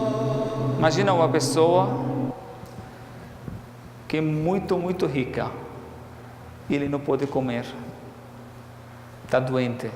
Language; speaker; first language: Portuguese; non-native, fluent; Arabic